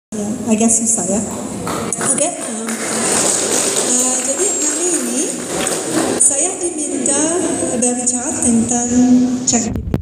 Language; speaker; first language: Indonesian; non-native, fluent; English